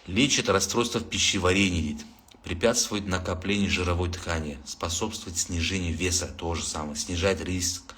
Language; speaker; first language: Russian; non-native, local second language; Kazakh